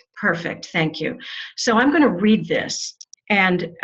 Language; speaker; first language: English; native; English